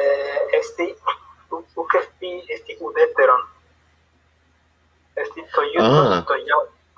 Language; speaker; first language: Greek; non-native, learner; Spanish